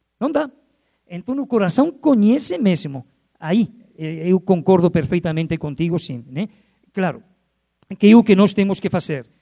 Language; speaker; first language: Portuguese; non-native, fluent; Spanish